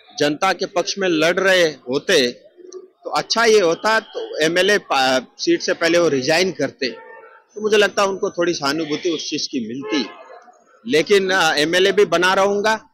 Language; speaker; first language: Hindi; non-native, local second language; Nepali